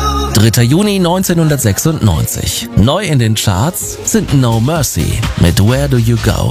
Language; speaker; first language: German; native; German